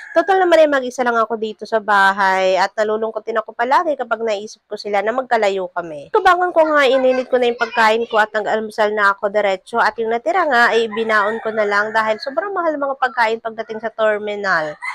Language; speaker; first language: Filipino; non-native, local second language; Bikol